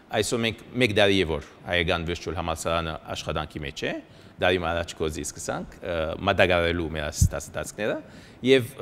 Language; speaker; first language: Armenian; early bilingual, heritage; Armenian